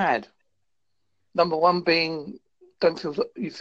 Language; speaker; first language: English; native; English